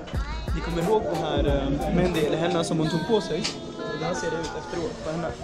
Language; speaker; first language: Swedish; early bilingual, other home language; Nepali